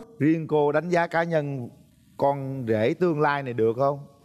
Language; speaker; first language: Vietnamese; native; Vietnamese